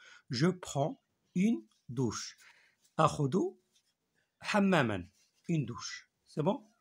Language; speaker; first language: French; non-native, local second language; Arabic